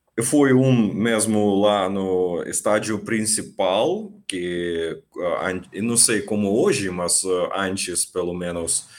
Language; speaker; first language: Portuguese; non-native, fluent; Ukrainian